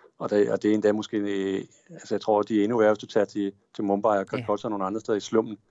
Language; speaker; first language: Danish; native; Danish